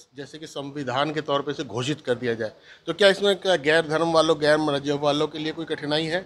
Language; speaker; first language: Hindi; native; Hindi